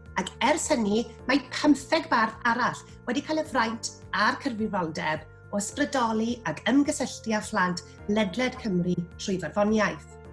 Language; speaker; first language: Welsh; native; Welsh